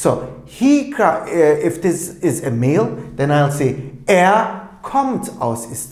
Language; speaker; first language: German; non-native, fluent; Turkish